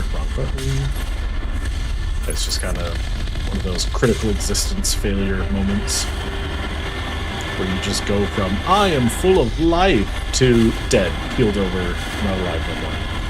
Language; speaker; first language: English; native; English